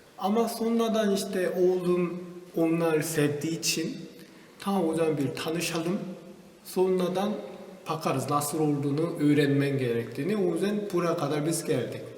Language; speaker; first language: Turkish; non-native, learner; Korean